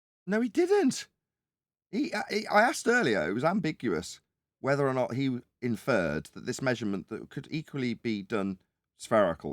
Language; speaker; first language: English; native; English